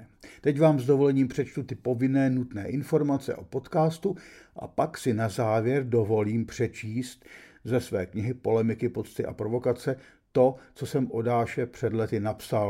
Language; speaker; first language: Czech; native; Czech